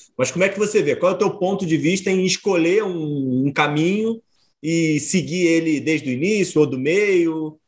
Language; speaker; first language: Portuguese; native; Portuguese